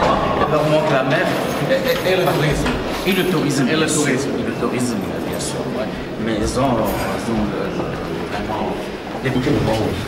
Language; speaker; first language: French; non-native, local second language; Arabic